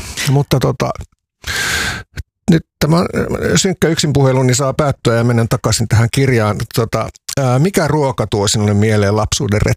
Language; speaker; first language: Finnish; native; Finnish